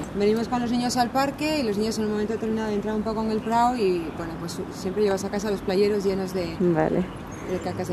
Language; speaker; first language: Spanish; native; Spanish